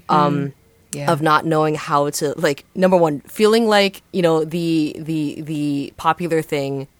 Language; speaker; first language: English; native; English